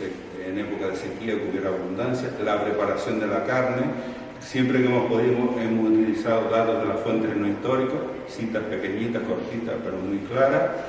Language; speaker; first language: Spanish; native; Spanish